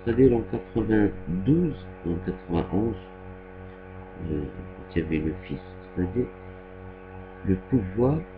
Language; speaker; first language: French; non-native, local second language; Arabic